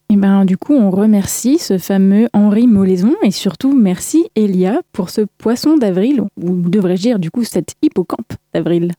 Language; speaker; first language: French; native; French